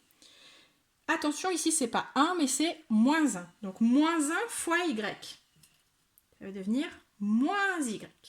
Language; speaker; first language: French; native; French